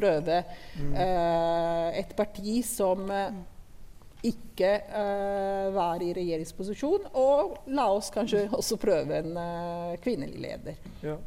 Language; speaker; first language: Norwegian; non-native, fluent; Italian